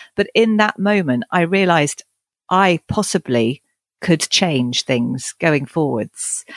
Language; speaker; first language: English; native; English